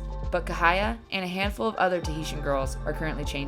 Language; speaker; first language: English; native; English